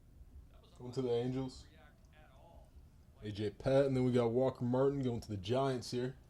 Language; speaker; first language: English; native; English